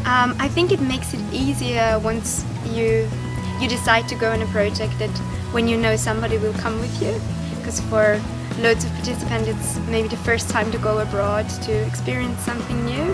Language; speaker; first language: English; non-native, fluent; German